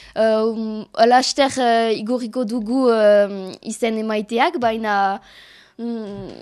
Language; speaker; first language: Basque; non-native, learner; French